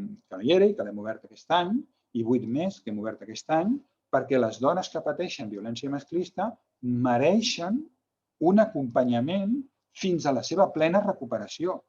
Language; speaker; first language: Catalan; native; Catalan